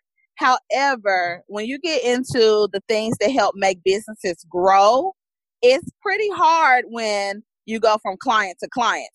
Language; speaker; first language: English; native; English